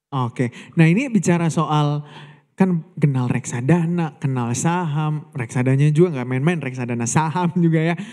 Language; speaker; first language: Indonesian; native; Indonesian